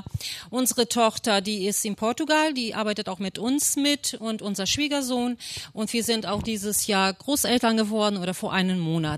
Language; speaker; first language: German; early bilingual, other home language; Portuguese